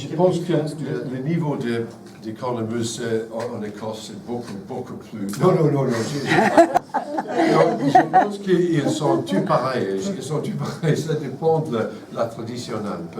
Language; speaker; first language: French; non-native, fluent; English